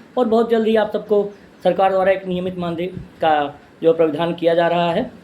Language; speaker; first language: Hindi; native; Hindi